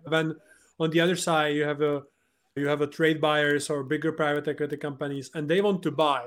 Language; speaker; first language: English; non-native, fluent; Czech